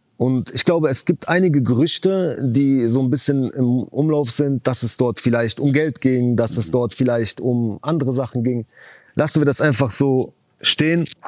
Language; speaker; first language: German; early bilingual, other home language; Chechen